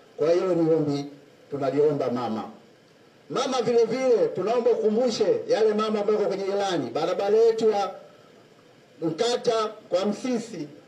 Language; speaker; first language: Swahili; native; Swahili